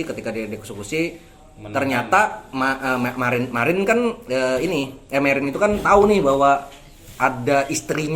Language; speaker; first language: Indonesian; native; Indonesian